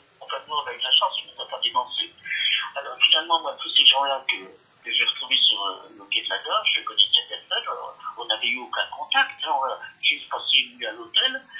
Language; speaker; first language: French; early bilingual, other home language; Yiddish